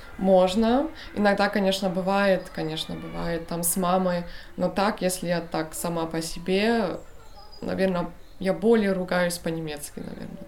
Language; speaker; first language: Russian; early bilingual, heritage; Russian